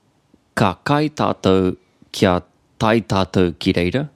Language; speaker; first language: Māori; non-native, local second language; English